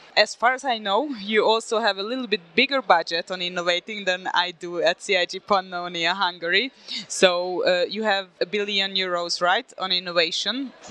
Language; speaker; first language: English; non-native, fluent; Hungarian